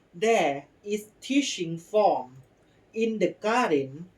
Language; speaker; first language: English; non-native, learner; Thai